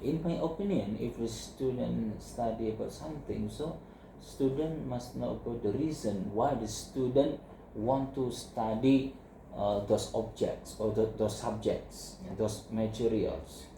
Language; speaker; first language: English; non-native, learner; Indonesian